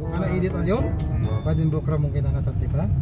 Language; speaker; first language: Arabic; non-native, learner; Filipino